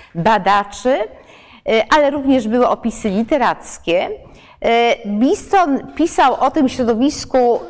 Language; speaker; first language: Polish; native; Polish